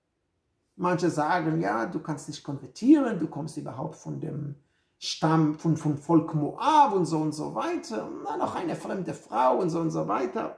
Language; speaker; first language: German; non-native, fluent; Hebrew